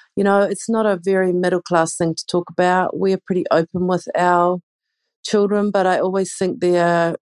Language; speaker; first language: English; native; English